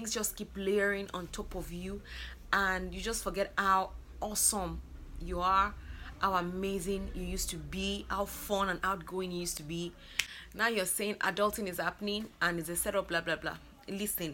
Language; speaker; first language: English; non-native, local second language; Yoruba